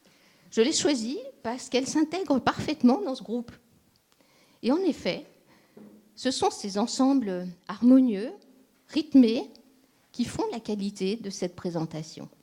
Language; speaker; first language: French; native; French